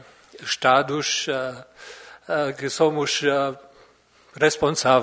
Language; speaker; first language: Portuguese; non-native, fluent; German